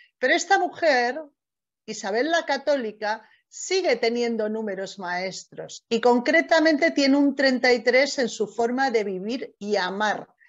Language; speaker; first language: Spanish; native; Spanish